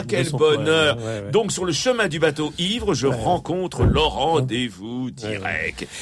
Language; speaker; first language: French; native; French